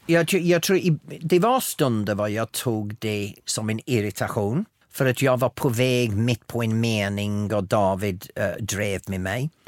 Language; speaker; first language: Swedish; non-native, fluent; English